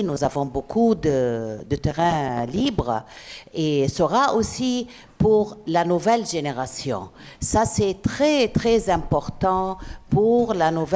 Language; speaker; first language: French; non-native, learner; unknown